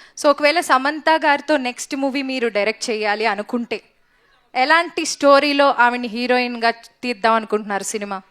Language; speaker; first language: Telugu; native; Telugu